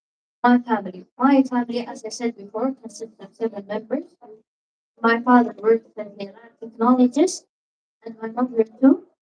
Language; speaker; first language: English; non-native, learner; Arabic